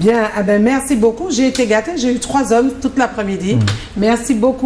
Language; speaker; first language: French; native; French